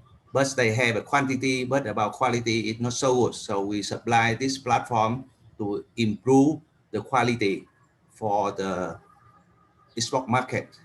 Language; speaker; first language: English; non-native, learner; Vietnamese